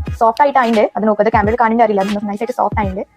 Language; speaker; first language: Malayalam; non-native, learner; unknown